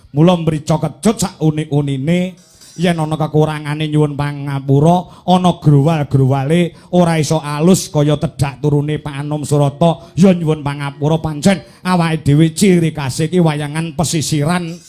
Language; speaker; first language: Javanese; native; Javanese